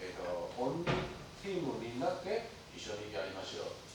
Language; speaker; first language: Japanese; non-native, learner; Chinese